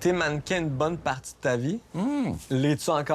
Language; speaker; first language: French; native; French